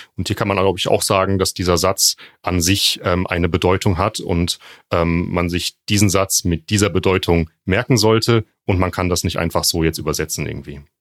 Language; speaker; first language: German; native; German